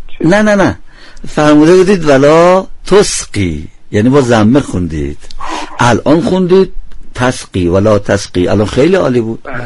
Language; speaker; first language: Persian; native; Persian